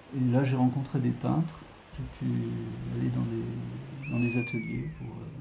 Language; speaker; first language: French; native; French